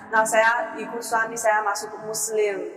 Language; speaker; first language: Indonesian; non-native, learner; Chinese